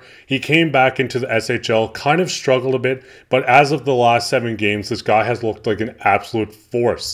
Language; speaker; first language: English; native; English